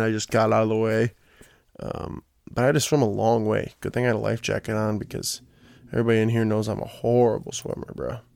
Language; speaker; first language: English; native; English